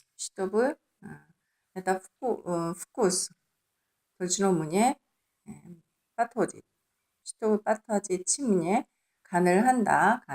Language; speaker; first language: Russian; non-native, learner; Korean